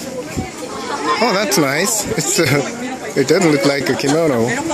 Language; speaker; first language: English; non-native, fluent; Japanese